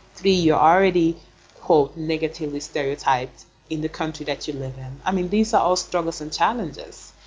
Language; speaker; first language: English; non-native, fluent; Swedish